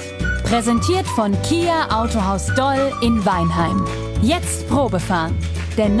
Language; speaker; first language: German; native; German